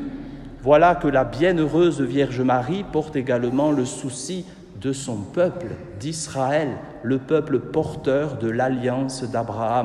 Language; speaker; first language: French; native; French